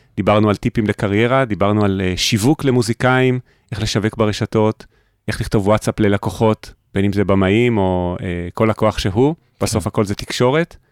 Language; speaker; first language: Hebrew; native; Hebrew